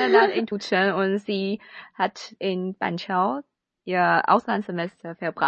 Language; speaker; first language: German; non-native, fluent; Chinese